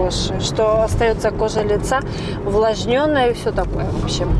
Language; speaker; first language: Russian; native; Russian